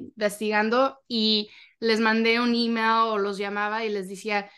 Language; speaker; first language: Spanish; early bilingual, heritage; Spanish